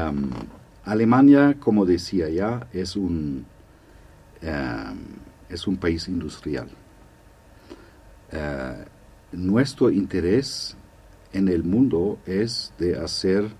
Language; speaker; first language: Spanish; non-native, fluent; German